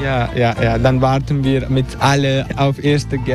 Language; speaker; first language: German; non-native, fluent; Turkish